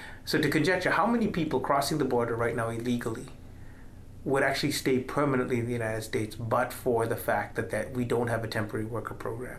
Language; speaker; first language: English; non-native, local second language; Tamil